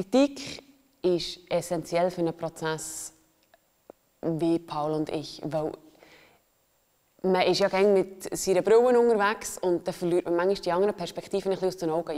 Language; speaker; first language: German; native; German